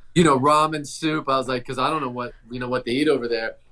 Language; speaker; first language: English; native; English